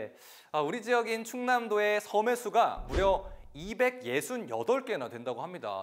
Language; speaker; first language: Korean; native; Korean